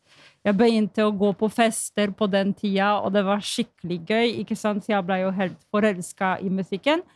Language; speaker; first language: Norwegian; non-native, fluent; Polish